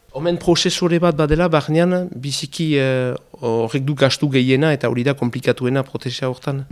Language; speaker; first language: Basque; native; Basque